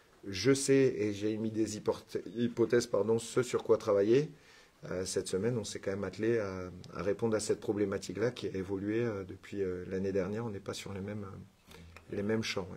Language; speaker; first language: French; native; French